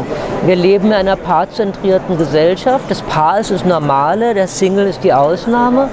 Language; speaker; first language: German; native; German